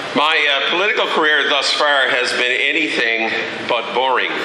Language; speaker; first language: English; native; English